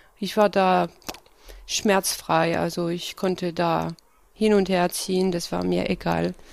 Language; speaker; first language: German; non-native, fluent; French